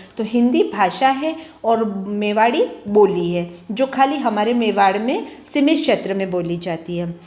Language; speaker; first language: Hindi; native; Hindi